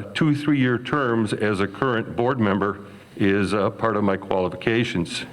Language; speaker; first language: English; native; English